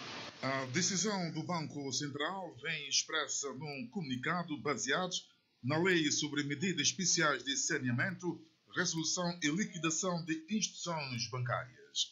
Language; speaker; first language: Portuguese; native; Portuguese